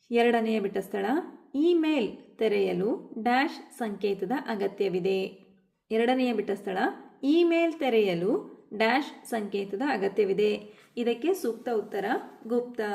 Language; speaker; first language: Kannada; native; Kannada